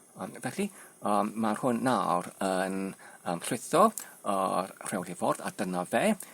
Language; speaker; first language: Welsh; non-native, learner; Polish